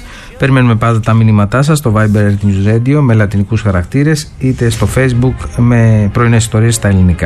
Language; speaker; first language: Greek; native; Greek